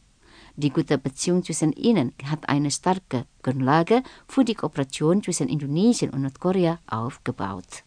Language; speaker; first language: German; non-native, fluent; Indonesian